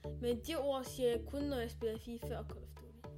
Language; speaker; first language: Danish; early bilingual, other home language; Arabic